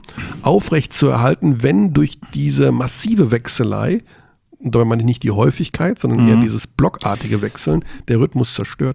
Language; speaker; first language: German; native; German